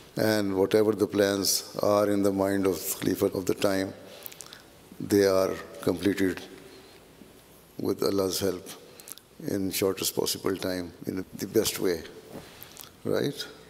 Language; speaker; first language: English; non-native, local second language; Urdu